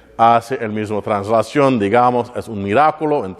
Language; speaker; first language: Spanish; non-native, learner; English